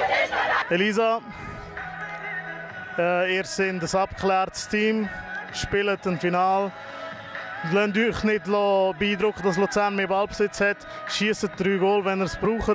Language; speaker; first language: German; native; German